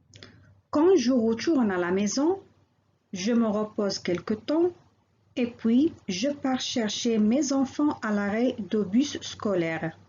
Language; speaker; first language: French; non-native, local second language; Arabic